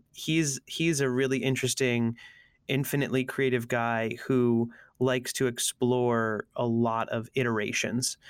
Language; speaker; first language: English; native; English